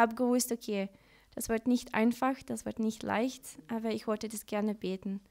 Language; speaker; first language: German; non-native, learner; Dutch